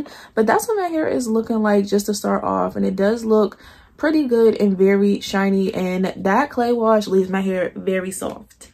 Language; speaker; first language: English; native; English